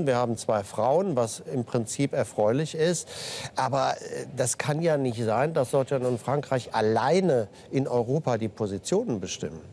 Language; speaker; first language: German; native; German